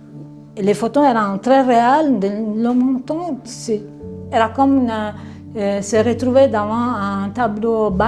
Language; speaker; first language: French; non-native, fluent; Italian